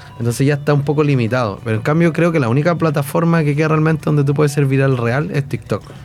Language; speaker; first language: Spanish; native; Spanish